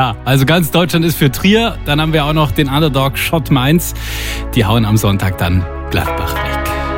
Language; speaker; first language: German; native; German